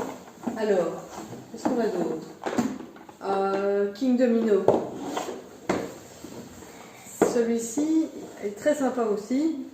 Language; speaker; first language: French; native; French